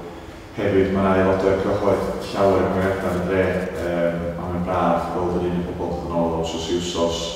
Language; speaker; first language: Welsh; native; Welsh